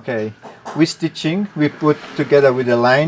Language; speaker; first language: English; non-native, learner; Italian